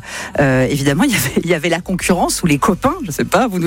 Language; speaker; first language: French; native; French